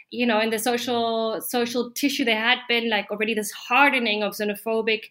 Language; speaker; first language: English; non-native, fluent; German